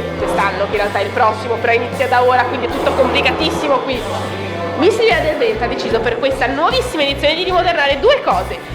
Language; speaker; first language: Italian; native; Italian